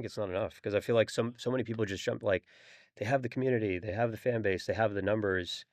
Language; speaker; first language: English; native; English